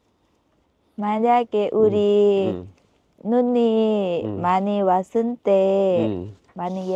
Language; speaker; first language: Korean; non-native, learner; Thai